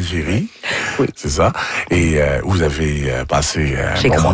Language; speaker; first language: French; native; French